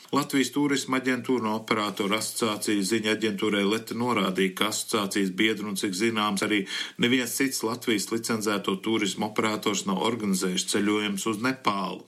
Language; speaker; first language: Latvian; early bilingual, heritage; Latvian